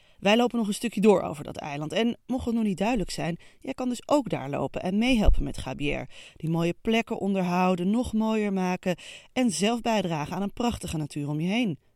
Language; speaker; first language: Dutch; native; Dutch